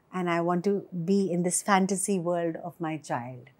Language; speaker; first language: Hindi; native; Hindi